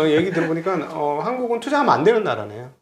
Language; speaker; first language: Korean; native; Korean